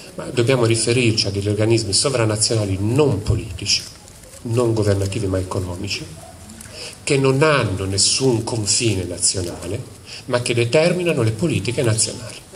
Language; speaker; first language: Italian; native; Italian